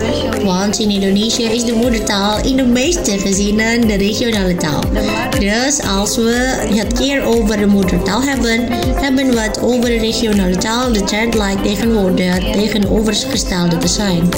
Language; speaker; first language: Dutch; non-native, fluent; Indonesian